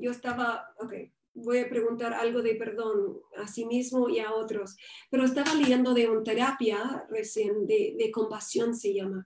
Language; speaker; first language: Spanish; non-native, fluent; English